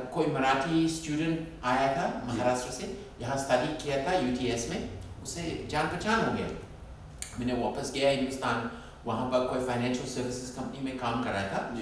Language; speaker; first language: Hindi; non-native, fluent; English